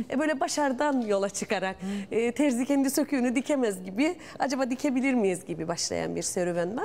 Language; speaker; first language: Turkish; native; Turkish